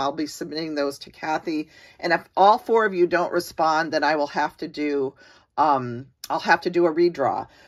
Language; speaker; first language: English; native; English